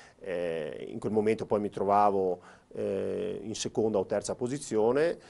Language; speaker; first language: Italian; native; Italian